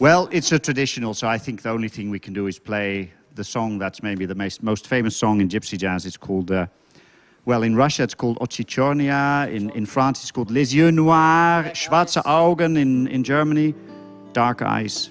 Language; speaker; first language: English; non-native, fluent; Dutch